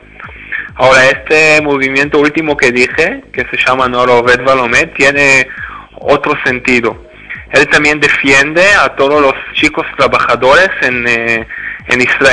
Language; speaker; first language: Spanish; non-native, fluent; Hebrew